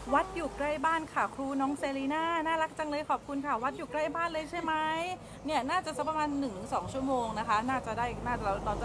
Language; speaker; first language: Thai; native; Thai